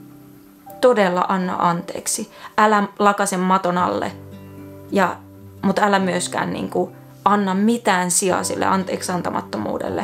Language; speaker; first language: Finnish; native; Finnish